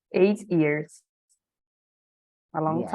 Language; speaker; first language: English; non-native, learner; Portuguese